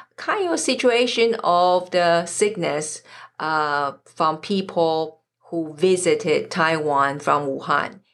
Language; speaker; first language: English; non-native, fluent; Chinese